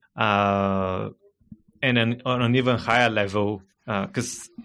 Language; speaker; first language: English; non-native, fluent; Bulgarian